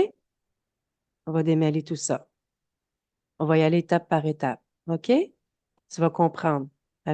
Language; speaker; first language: French; native; French